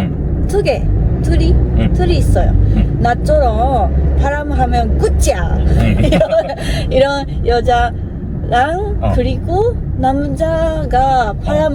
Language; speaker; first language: Korean; non-native, learner; Japanese